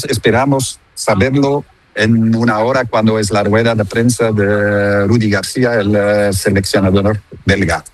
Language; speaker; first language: Spanish; non-native, fluent; Dutch